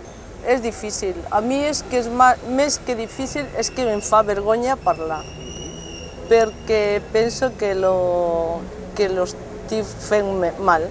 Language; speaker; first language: Catalan; non-native, local second language; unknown